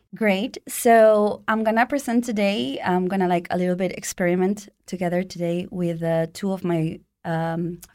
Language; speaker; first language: English; non-native, fluent; Spanish